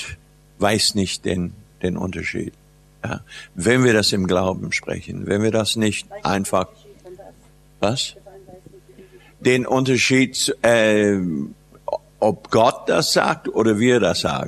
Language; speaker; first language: German; non-native, fluent; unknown